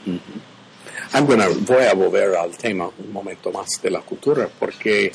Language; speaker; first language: Spanish; non-native, fluent; English